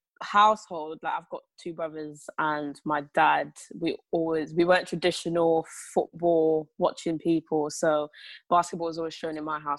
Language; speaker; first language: English; native; English